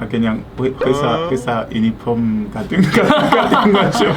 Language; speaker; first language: Korean; non-native, learner; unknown